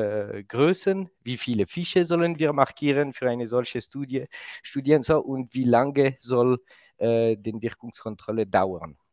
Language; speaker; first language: German; non-native, local second language; French